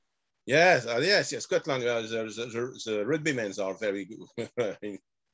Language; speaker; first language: English; non-native, learner; French